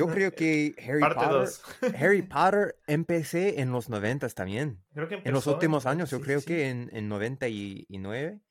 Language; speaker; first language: Spanish; non-native, learner; English